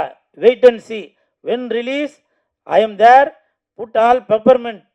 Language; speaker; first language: Tamil; native; Tamil